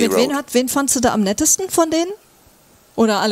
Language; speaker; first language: German; native; German